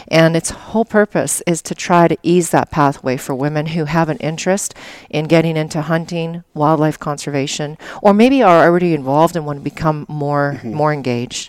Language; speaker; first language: English; native; English